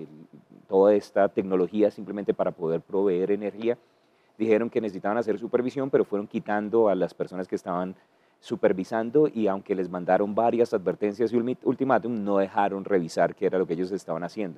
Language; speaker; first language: Spanish; native; Spanish